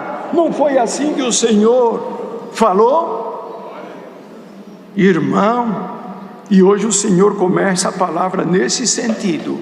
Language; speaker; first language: Portuguese; native; Portuguese